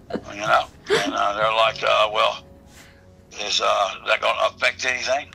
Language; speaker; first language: English; native; English